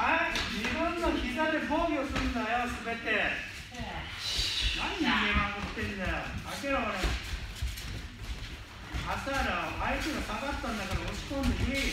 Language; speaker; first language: Japanese; native; Japanese